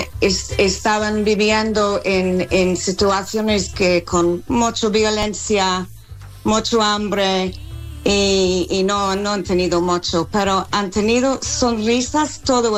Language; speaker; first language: Spanish; non-native, fluent; English